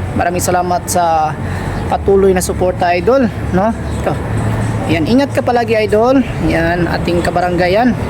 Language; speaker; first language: Filipino; non-native, local second language; Cebuano